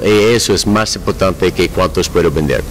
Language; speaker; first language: Spanish; non-native, learner; English